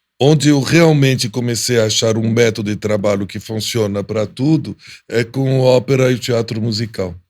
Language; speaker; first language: Portuguese; early bilingual, heritage; Portuguese